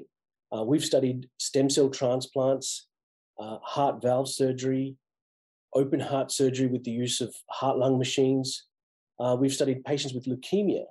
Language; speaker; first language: English; native; English